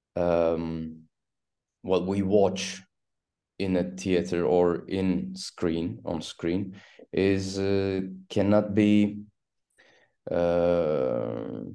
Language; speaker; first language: English; non-native, fluent; Turkish